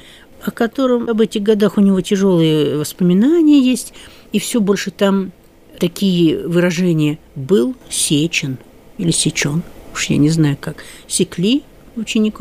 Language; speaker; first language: Russian; native; Russian